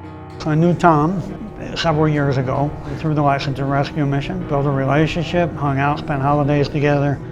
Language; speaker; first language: English; native; English